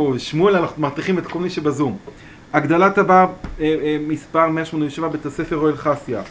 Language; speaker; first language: Hebrew; native; Hebrew